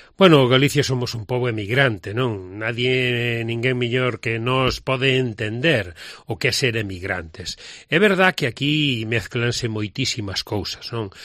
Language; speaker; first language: Galician; native; Galician